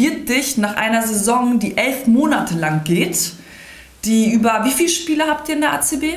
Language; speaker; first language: German; early bilingual, other home language; Serbian